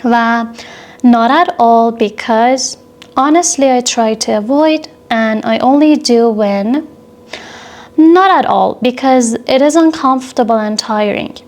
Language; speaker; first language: English; non-native, fluent; Persian